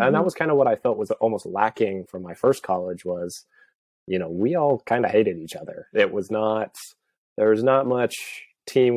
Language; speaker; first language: English; native; English